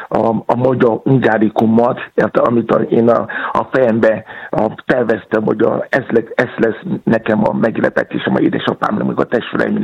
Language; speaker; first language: Hungarian; non-native, fluent; Yoruba